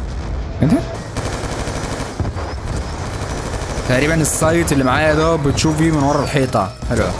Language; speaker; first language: Arabic; native; Arabic